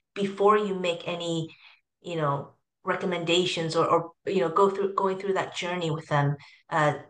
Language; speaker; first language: English; early bilingual, other home language; Cantonese